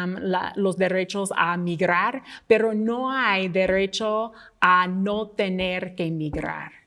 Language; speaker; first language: Spanish; non-native, fluent; English